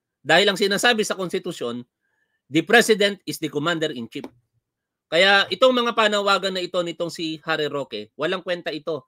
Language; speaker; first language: Filipino; native; Filipino